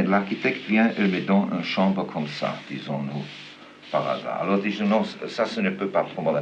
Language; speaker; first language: French; non-native, fluent; German